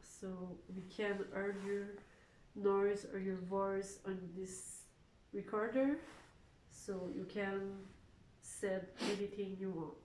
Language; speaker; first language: English; non-native, learner; French